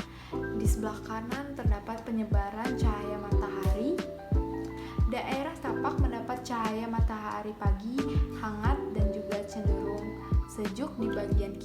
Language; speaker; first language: Indonesian; native; Indonesian